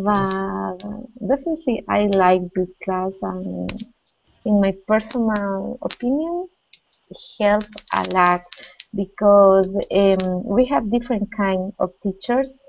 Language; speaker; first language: English; non-native, learner; Spanish